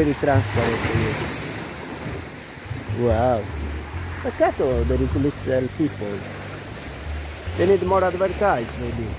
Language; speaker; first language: English; non-native, learner; Italian